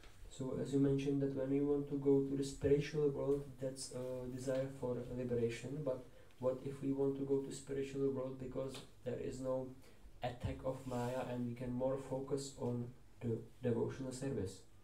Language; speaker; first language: English; non-native, fluent; Czech